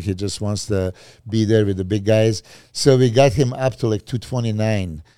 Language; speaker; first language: English; non-native, fluent; Serbian